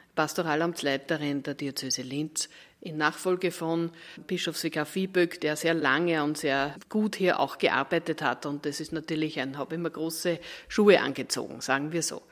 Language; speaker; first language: German; native; German